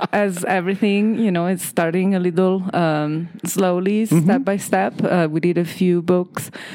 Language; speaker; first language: English; non-native, fluent; Italian